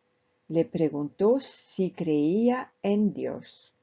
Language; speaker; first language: Spanish; non-native, fluent; French